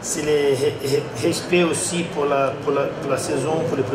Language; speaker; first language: French; non-native, learner; Portuguese